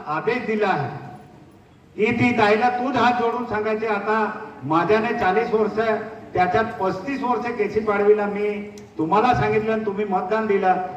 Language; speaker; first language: Marathi; non-native, local second language; Bhili